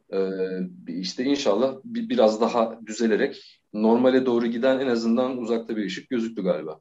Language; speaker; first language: Turkish; native; Turkish